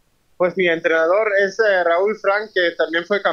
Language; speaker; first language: Spanish; early bilingual, heritage; Spanish